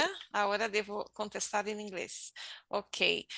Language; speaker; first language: Spanish; non-native, learner; Portuguese